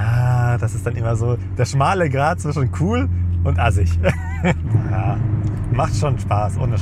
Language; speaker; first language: German; native; German